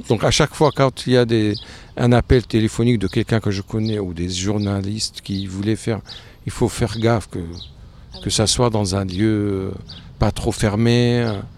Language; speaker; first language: French; non-native, fluent; Arabic